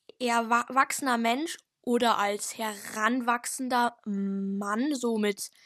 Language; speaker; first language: German; native; German